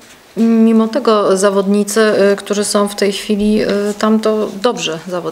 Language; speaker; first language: Polish; native; Polish